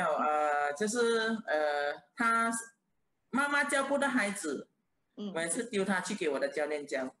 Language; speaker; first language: Chinese; native; Chinese